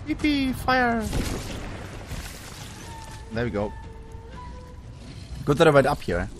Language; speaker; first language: English; non-native, fluent; German